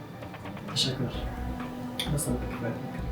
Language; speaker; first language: Persian; non-native, local second language; Pashto